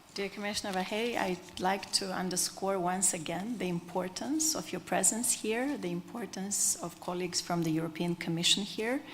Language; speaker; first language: English; non-native, fluent; Romanian